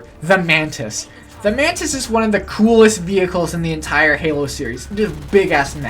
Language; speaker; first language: English; native; English